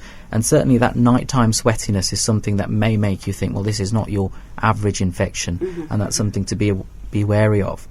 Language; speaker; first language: English; native; English